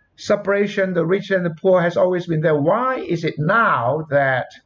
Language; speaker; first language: English; non-native, fluent; Thai